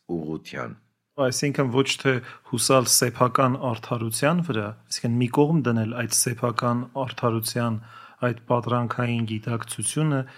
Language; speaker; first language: Armenian; early bilingual, heritage; Armenian